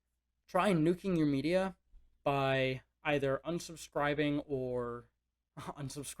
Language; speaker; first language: English; native; English